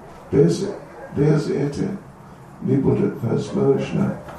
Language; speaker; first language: Russian; non-native, learner; English